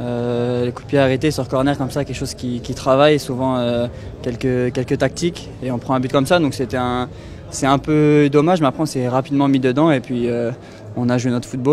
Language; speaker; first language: French; native; French